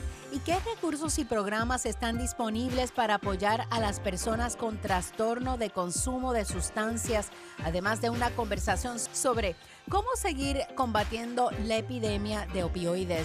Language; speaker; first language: Spanish; native; Spanish